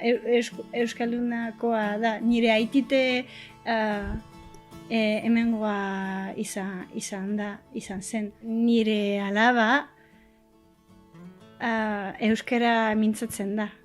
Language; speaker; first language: Basque; non-native, learner; French